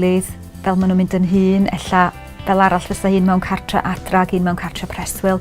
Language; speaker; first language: Welsh; native; Welsh